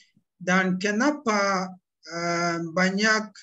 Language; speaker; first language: Indonesian; non-native, learner; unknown